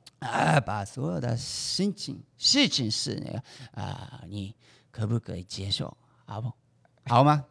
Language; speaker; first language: Chinese; non-native, fluent; Japanese